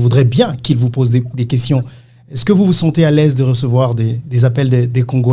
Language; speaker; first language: French; non-native, local second language; Lingala